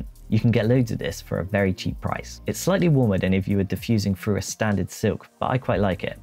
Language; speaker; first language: English; native; English